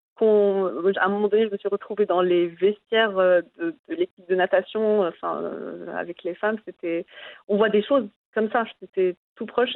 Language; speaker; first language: French; non-native, local second language; Arabic